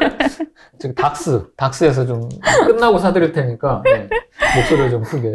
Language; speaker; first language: Korean; native; Korean